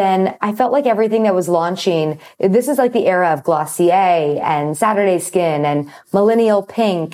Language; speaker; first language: English; native; English